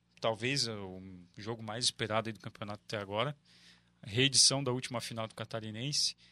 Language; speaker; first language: Portuguese; native; Portuguese